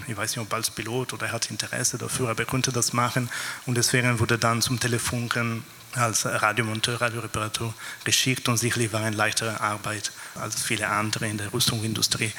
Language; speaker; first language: German; non-native, fluent; Italian